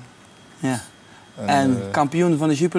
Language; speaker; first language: Dutch; native; Dutch